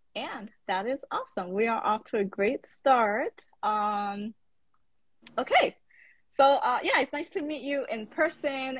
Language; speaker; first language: English; native; English